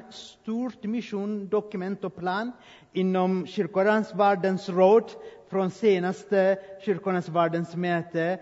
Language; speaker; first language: Swedish; non-native, fluent; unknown